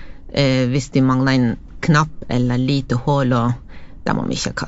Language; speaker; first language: Norwegian; non-native, fluent; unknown